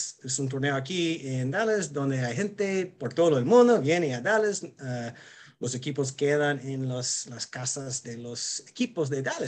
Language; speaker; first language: Spanish; non-native, fluent; English